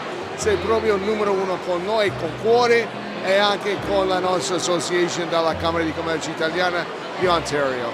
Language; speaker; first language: Italian; early bilingual, heritage; Italian